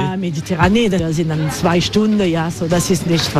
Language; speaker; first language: German; non-native, fluent; French